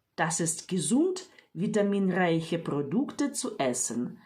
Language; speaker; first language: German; non-native, fluent; Ukrainian